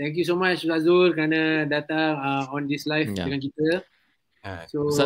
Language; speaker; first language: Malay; native; Malay